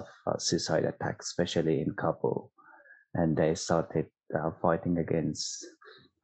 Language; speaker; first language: English; non-native, fluent; Persian